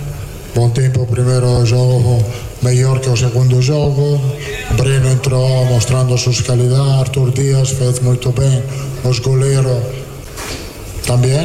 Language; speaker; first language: Portuguese; non-native, fluent; Italian